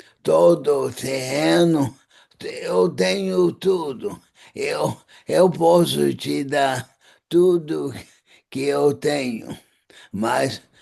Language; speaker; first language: Portuguese; non-native, fluent; English